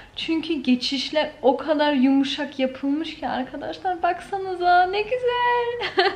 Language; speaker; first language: Turkish; early bilingual, heritage; Turkish